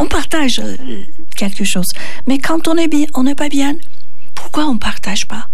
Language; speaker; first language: French; non-native, learner; Turkish